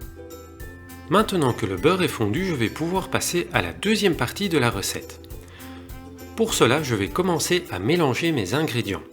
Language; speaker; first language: French; native; French